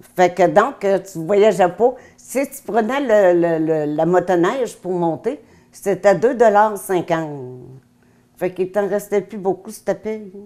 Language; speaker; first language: French; native; French